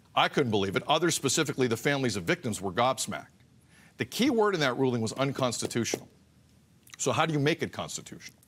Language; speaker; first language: English; native; English